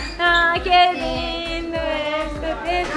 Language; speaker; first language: Spanish; non-native, learner; Japanese